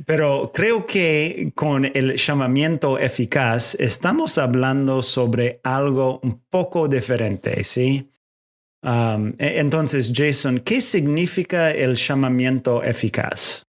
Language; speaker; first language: Spanish; non-native, fluent; English